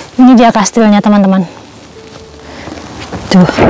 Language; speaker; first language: Indonesian; native; Indonesian